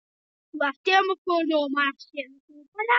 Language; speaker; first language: French; non-native, local second language; Morisyen